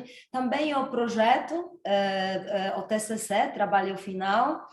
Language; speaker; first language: Portuguese; non-native, fluent; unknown